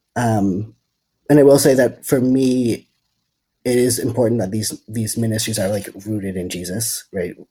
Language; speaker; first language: English; non-native, fluent; Dutch